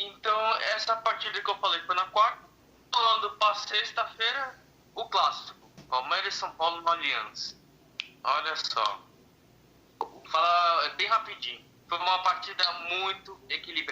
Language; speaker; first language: Portuguese; native; Portuguese